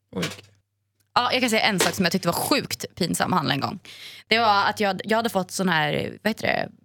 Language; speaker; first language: Swedish; native; Swedish